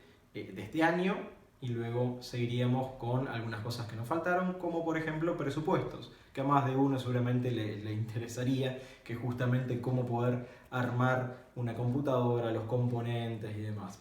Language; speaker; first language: Spanish; native; Spanish